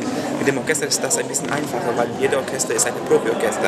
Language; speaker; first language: German; non-native, fluent; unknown